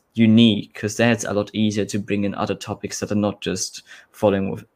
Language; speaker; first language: English; non-native, fluent; German